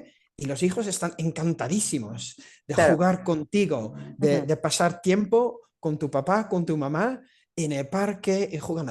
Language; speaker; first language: Spanish; non-native, fluent; Dutch